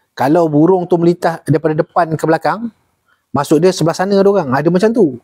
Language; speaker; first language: Malay; native; Malay